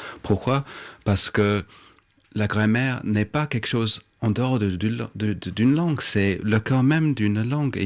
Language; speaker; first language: French; non-native, fluent; English